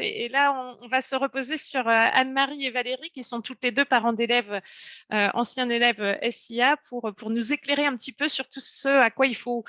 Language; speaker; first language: French; native; French